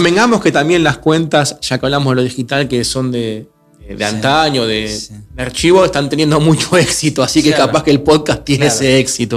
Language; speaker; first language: Spanish; native; Spanish